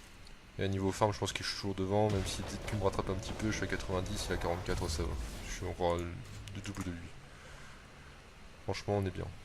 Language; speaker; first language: French; native; French